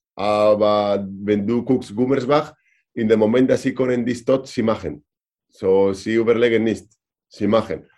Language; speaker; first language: German; non-native, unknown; Spanish